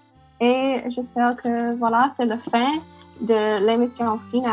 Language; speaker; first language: French; non-native, learner; English